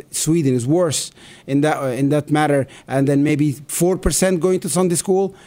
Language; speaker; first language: English; non-native, fluent; Arabic